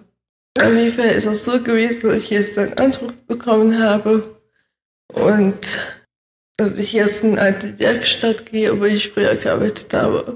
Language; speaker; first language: German; early bilingual, other home language; Russian